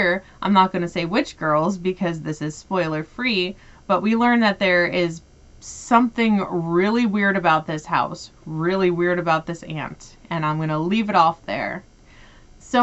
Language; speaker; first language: English; native; English